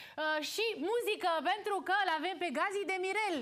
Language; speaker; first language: Romanian; native; Romanian